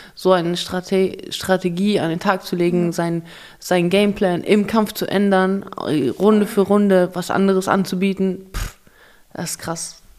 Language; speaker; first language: German; early bilingual, other home language; Russian